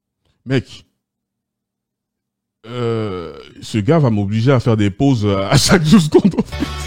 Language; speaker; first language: French; native; French